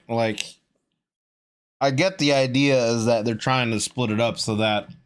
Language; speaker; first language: English; native; English